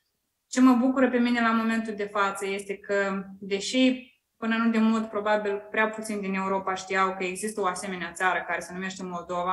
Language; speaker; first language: Romanian; native; Romanian